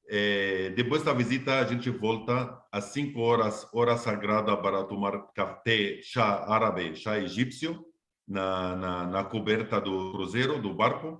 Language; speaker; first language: Portuguese; non-native, fluent; Arabic